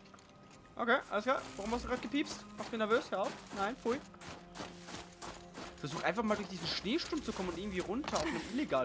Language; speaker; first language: German; native; German